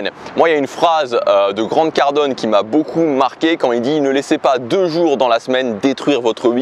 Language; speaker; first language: French; native; French